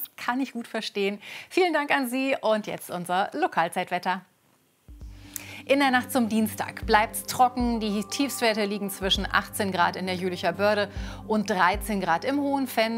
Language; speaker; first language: German; native; German